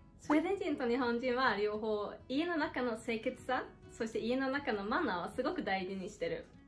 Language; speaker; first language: Japanese; non-native, fluent; Swedish